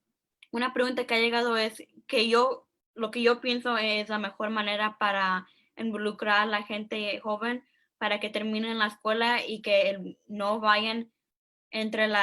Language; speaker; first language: Spanish; early bilingual, heritage; Spanish